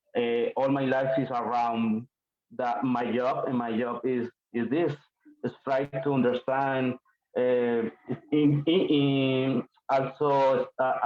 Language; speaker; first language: English; non-native, learner; Spanish